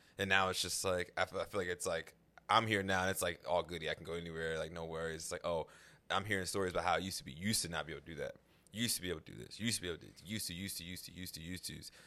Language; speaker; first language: English; native; English